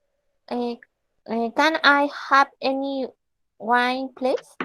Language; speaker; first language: English; non-native, learner; Spanish